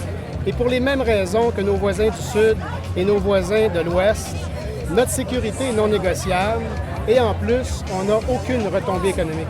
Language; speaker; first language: French; native; French